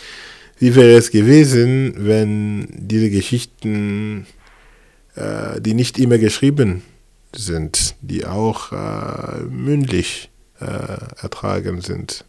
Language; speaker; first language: German; non-native, fluent; French